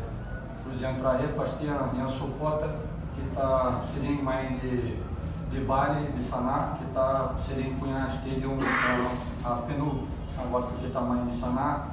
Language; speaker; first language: Indonesian; non-native, fluent; Portuguese